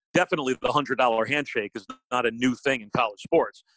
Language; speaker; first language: English; native; English